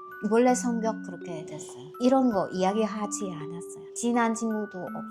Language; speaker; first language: Korean; non-native, learner; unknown